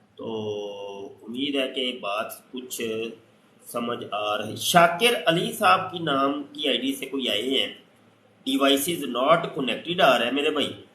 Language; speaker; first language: Urdu; non-native, local second language; Punjabi